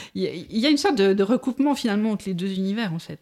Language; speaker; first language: French; native; French